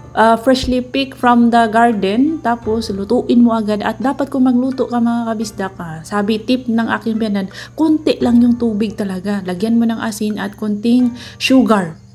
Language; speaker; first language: Filipino; non-native, local second language; Cebuano